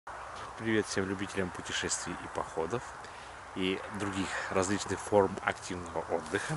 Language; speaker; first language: Russian; native; Russian